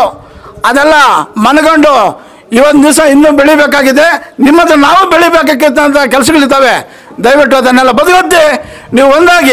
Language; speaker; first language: Kannada; native; Kannada